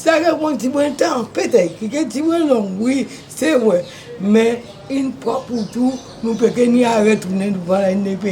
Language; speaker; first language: French; non-native, local second language; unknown